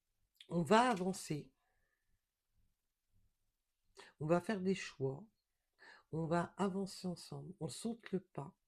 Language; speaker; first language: French; native; French